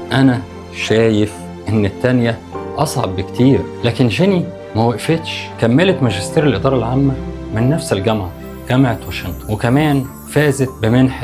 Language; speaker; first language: Arabic; native; Arabic